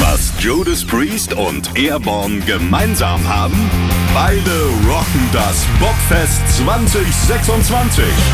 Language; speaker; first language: German; native; German